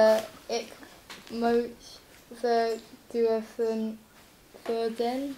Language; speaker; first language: German; non-native, learner; English